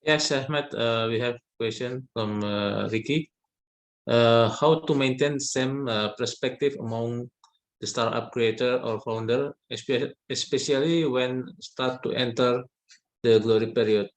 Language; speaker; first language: English; non-native, learner; Indonesian